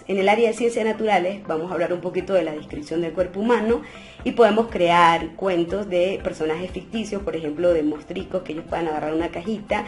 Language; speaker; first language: Spanish; native; Spanish